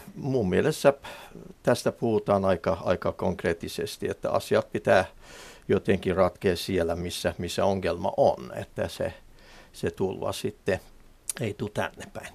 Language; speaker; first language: Finnish; non-native, fluent; Persian